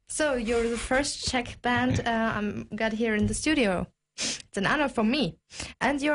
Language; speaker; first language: English; non-native, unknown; German